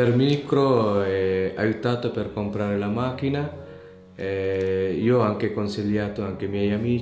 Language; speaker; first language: Italian; non-native, learner; Sinhala